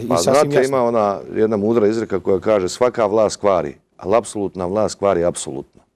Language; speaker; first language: Serbian; native; Serbian